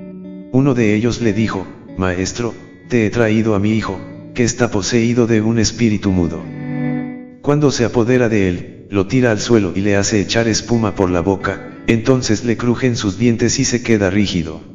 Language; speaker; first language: Spanish; native; Spanish